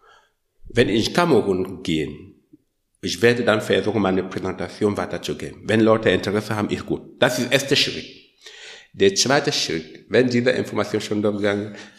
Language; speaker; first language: German; non-native, learner; French